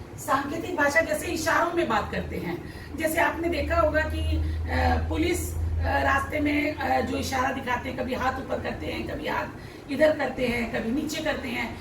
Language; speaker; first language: Hindi; native; Hindi